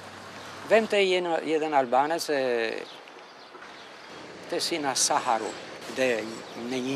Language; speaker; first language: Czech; non-native, fluent; Albanian